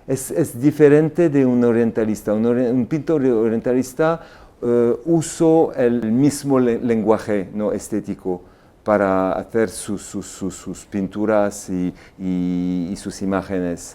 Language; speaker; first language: Spanish; non-native, fluent; French